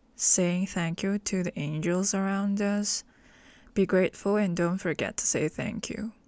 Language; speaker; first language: English; non-native, local second language; Cantonese